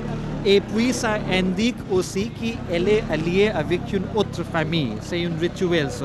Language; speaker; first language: French; non-native, fluent; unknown